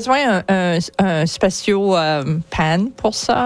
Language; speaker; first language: French; non-native, learner; English